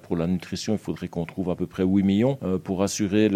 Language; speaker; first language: French; native; French